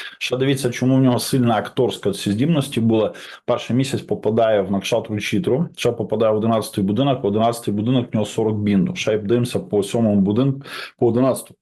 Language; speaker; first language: Ukrainian; non-native, local second language; Russian